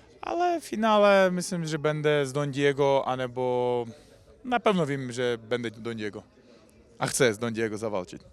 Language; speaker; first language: Polish; non-native, learner; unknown